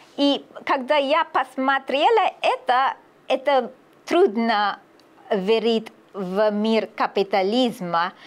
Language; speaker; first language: Russian; non-native, learner; English